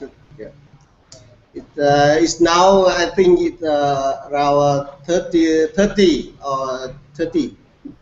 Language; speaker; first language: English; non-native, learner; Vietnamese